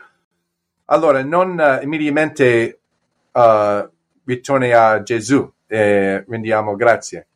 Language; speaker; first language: Italian; non-native, learner; English